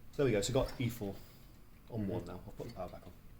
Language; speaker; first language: English; native; English